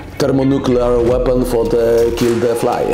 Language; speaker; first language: English; non-native, learner; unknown